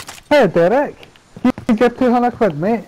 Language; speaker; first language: English; native; English